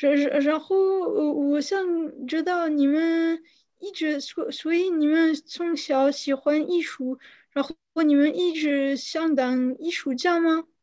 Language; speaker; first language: Chinese; non-native, fluent; French